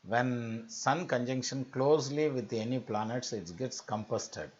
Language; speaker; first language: English; non-native, local second language; Tamil